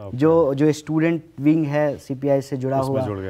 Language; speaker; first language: Hindi; native; Hindi